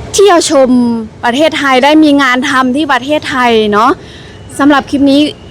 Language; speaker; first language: Thai; native; Thai